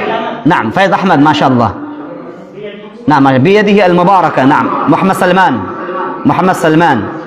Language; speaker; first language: Arabic; non-native, fluent; Urdu